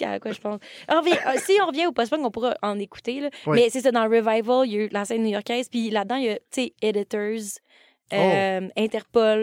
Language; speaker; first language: French; native; French